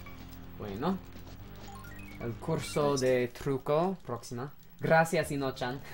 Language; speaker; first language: Spanish; non-native, learner; English